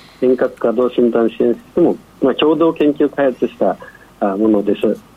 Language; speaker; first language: Japanese; non-native, fluent; Chinese